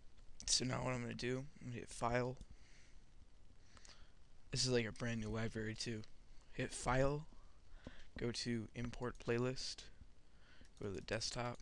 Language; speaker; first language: English; native; English